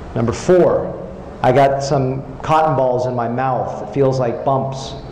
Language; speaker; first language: English; native; English